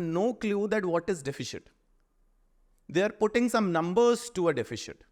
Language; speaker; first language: English; non-native, local second language; Punjabi